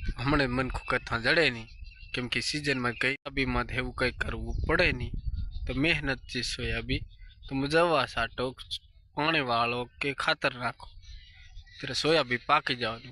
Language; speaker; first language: Gujarati; non-native, local second language; Bhili